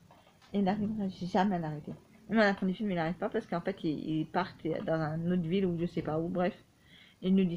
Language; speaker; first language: French; native; French